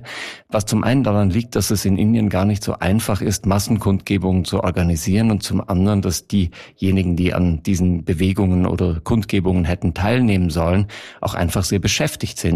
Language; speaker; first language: German; native; German